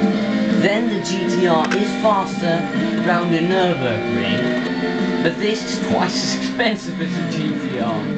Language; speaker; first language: English; non-native, fluent; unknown